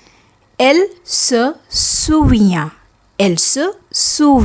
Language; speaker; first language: French; non-native, fluent; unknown